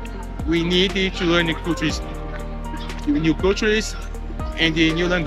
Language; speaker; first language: English; non-native, learner; Portuguese